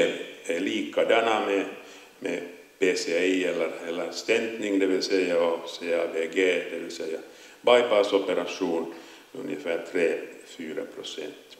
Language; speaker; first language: Swedish; non-native, local second language; Finnish